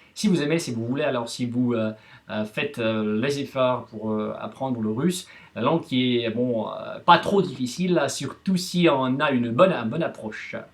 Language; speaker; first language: French; non-native, fluent; Russian